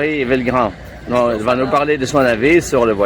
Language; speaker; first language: French; non-native, fluent; Arabic